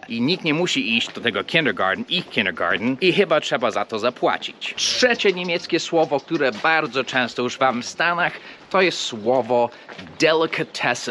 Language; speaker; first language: Polish; early bilingual, heritage; English